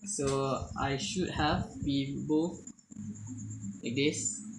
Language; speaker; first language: English; non-native, learner; Malay